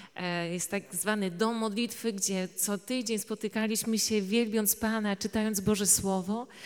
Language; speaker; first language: Polish; native; Polish